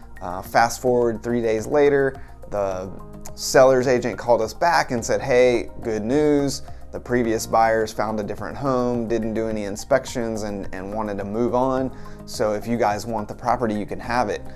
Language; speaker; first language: English; native; English